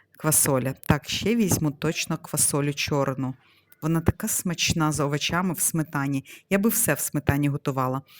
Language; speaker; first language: Ukrainian; non-native, local second language; Russian